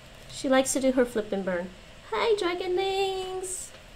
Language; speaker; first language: English; native; English